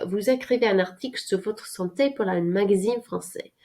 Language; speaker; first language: French; non-native, fluent; English